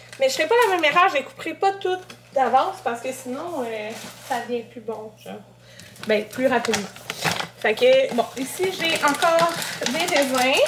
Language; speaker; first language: French; native; French